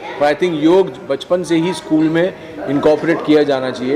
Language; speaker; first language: Hindi; native; Hindi